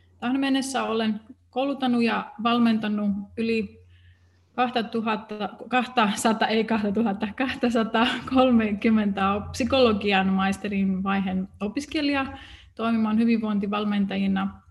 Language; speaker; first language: Finnish; non-native, fluent; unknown